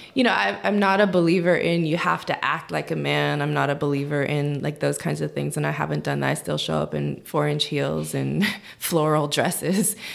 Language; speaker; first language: English; early bilingual, other home language; Korean